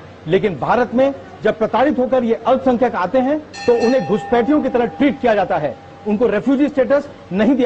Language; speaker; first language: Hindi; native; Hindi